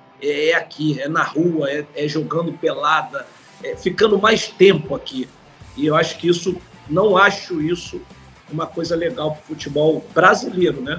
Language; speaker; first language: Portuguese; native; Portuguese